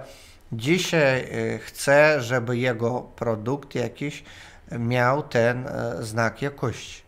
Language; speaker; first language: Polish; non-native, learner; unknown